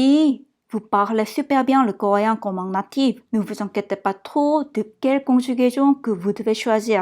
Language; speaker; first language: French; non-native, fluent; Korean